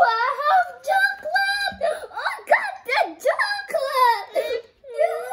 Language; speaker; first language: English; early bilingual, other home language; Indonesian